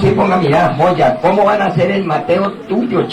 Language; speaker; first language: Spanish; native; Spanish